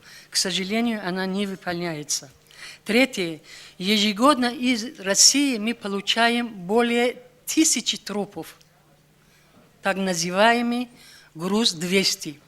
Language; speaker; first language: Russian; non-native, local second language; Tajik